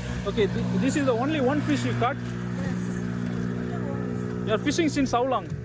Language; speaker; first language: English; non-native, local second language; Tamil